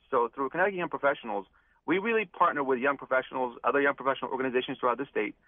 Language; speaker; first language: English; non-native, fluent; Arabic